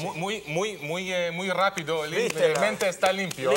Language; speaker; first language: Spanish; non-native, learner; Hebrew